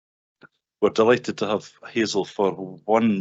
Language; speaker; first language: English; native; English